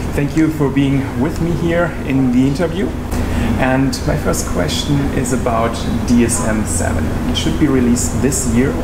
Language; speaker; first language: English; non-native, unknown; German